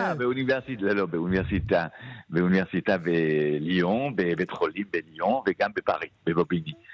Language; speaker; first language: Hebrew; non-native, fluent; French